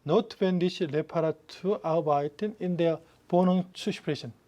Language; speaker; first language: German; non-native, fluent; Korean